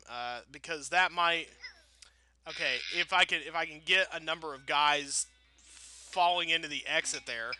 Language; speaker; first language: English; native; English